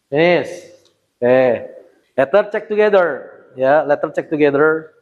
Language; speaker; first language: English; non-native, learner; Indonesian